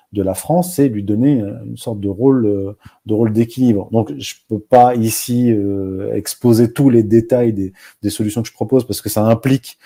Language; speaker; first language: French; non-native, local second language; Arabic